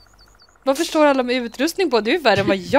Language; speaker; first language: Swedish; native; Swedish